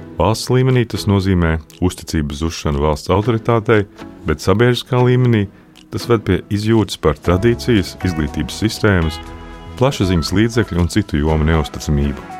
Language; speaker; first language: Latvian; native; Latvian